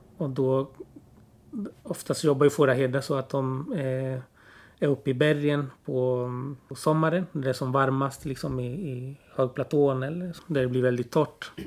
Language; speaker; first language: Swedish; early bilingual, other home language; Spanish